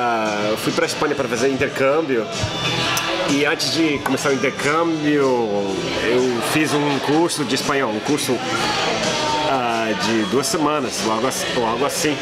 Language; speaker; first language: Portuguese; non-native, fluent; English